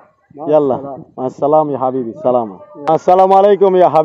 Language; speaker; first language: Arabic; non-native, learner; Bangla